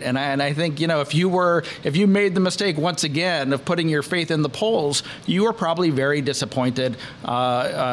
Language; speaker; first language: English; native; English